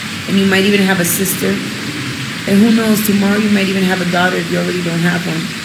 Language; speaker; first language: English; early bilingual, other home language; Spanish